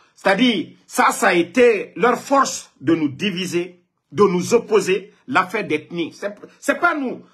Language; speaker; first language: French; non-native, local second language; Mandingo